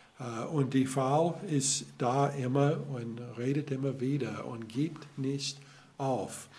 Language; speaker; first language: German; non-native, learner; English